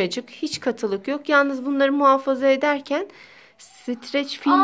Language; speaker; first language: Turkish; native; Turkish